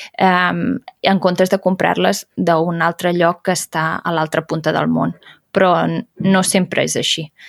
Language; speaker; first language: Catalan; native; Catalan